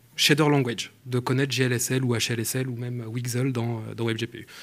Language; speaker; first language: French; native; French